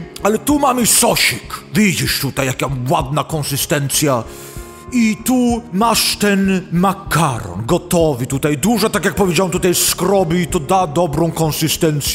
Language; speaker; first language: Polish; early bilingual, heritage; Polish